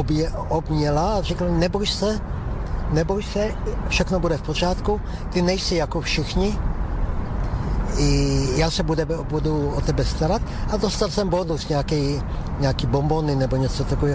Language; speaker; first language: Czech; early bilingual, heritage; Czech